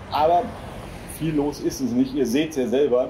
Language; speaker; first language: German; native; German